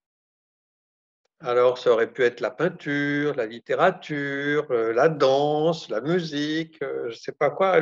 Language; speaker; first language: French; native; French